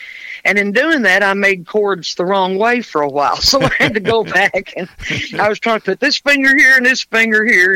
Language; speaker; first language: English; native; English